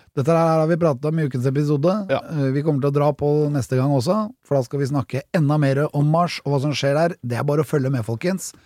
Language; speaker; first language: Norwegian; native; Norwegian